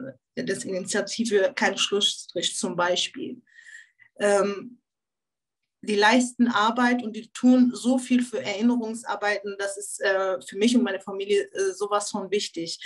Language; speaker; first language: German; early bilingual, other home language; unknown